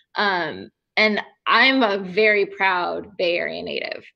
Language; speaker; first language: English; native; English